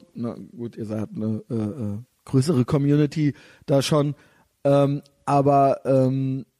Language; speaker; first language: German; native; German